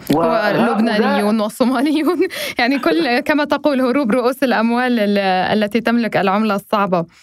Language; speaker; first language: Arabic; native; Arabic